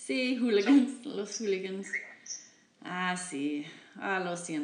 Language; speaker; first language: Spanish; non-native, learner; English